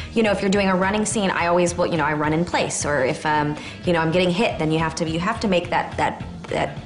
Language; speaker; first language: English; native; English